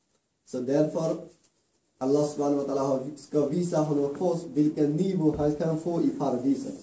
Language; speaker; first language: Swedish; non-native, fluent; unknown